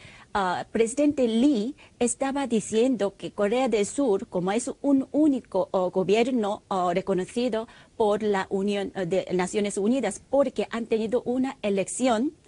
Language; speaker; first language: Spanish; non-native, fluent; Korean